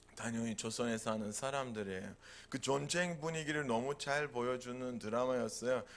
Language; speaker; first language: Korean; non-native, fluent; Turkish